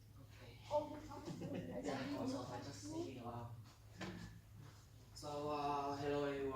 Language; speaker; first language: English; non-native, learner; Vietnamese